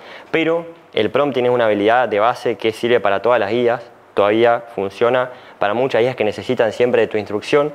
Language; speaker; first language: Spanish; native; Spanish